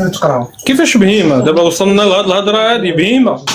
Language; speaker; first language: Arabic; native; Arabic